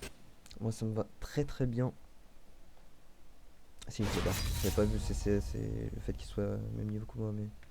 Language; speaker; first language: French; native; French